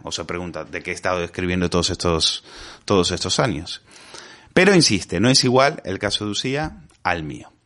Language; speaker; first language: Spanish; native; Spanish